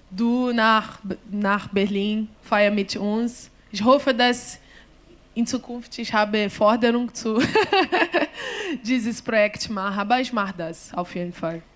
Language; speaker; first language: German; non-native, learner; Portuguese